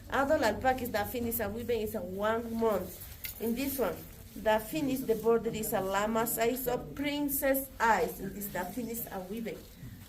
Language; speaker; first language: English; non-native, learner; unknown